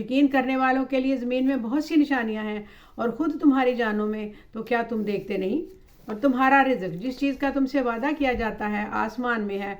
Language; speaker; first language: Urdu; native; Urdu